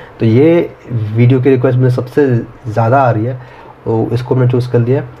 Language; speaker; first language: Hindi; native; Hindi